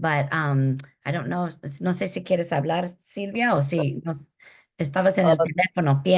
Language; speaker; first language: Spanish; early bilingual, heritage; Spanish